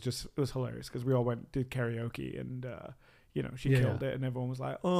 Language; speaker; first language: English; native; English